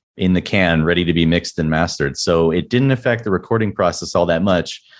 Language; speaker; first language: English; native; English